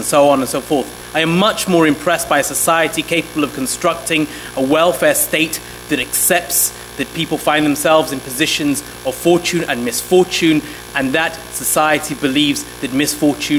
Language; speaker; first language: English; native; English